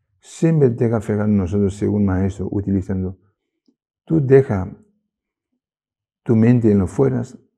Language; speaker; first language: Spanish; non-native, learner; Tibetan